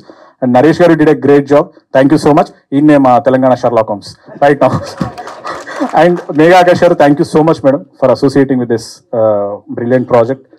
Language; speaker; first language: Telugu; native; Telugu